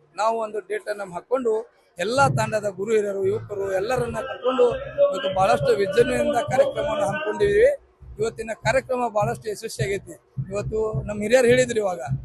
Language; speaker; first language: Kannada; non-native, local second language; Lambadi